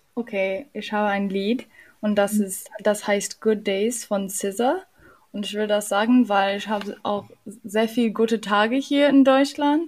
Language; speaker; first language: German; non-native, learner; English